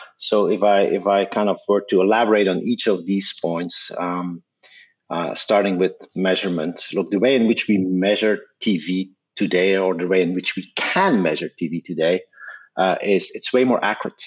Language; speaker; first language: English; non-native, fluent; Dutch